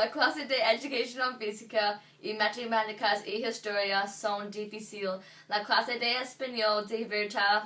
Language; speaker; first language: Spanish; non-native, learner; English